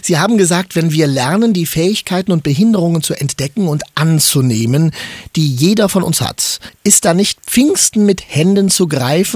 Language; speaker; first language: German; native; German